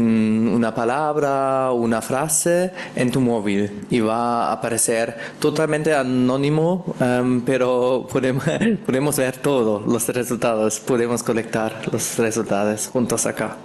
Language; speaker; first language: Spanish; non-native, fluent; German